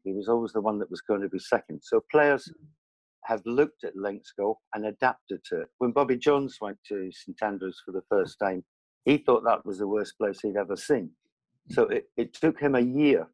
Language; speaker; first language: English; native; English